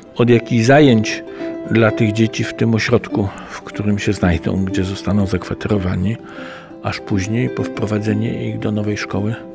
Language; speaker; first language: Polish; native; Polish